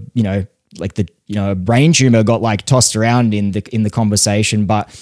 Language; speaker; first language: English; native; English